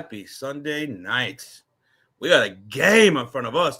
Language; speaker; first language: English; native; English